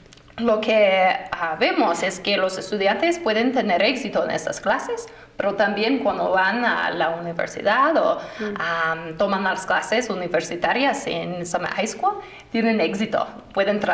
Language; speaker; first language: Spanish; non-native, fluent; English